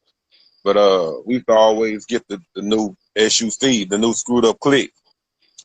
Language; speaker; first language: English; native; English